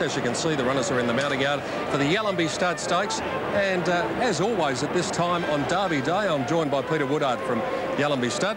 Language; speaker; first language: English; native; English